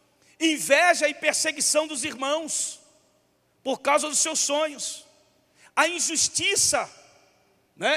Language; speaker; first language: Portuguese; native; Portuguese